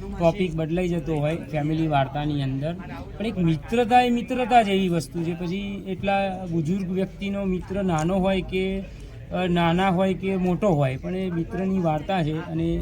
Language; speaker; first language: Gujarati; native; Gujarati